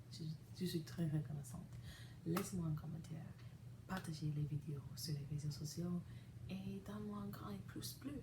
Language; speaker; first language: French; non-native, learner; English